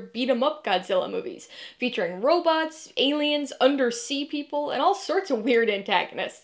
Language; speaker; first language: English; native; English